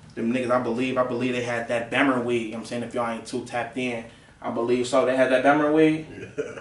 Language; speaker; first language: English; native; English